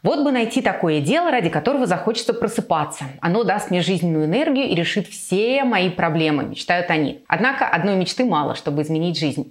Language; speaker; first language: Russian; native; Russian